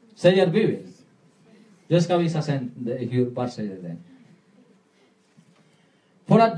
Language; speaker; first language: Swedish; non-native, learner; Spanish